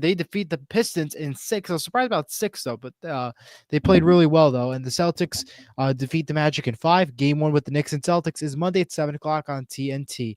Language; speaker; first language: English; native; English